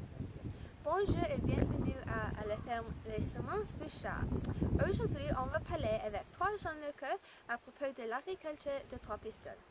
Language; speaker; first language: French; non-native, learner; English